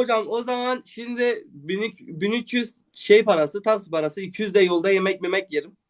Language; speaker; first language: Turkish; native; Turkish